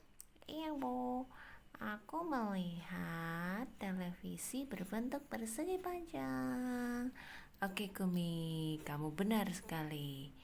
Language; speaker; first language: Indonesian; native; Indonesian